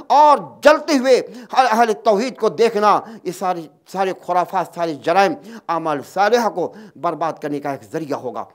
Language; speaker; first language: Urdu; native; Urdu